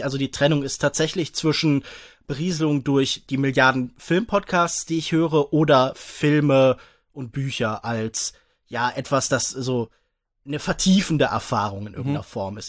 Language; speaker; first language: German; native; German